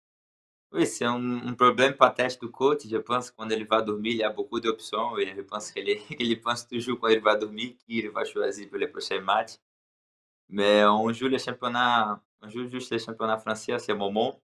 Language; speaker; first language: French; non-native, learner; Portuguese